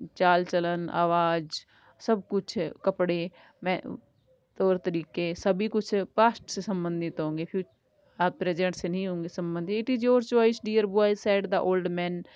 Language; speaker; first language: Hindi; native; Hindi